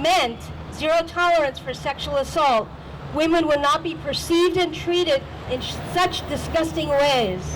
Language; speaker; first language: English; native; English